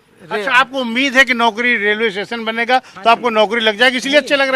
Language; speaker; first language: Hindi; native; Hindi